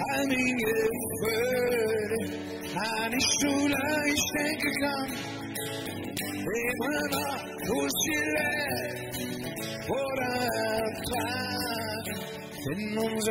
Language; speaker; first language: German; native; German